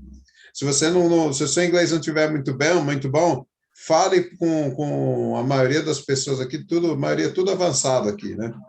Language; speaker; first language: Portuguese; native; Portuguese